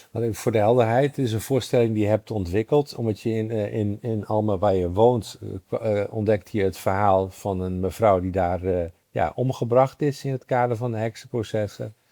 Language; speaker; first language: Dutch; native; Dutch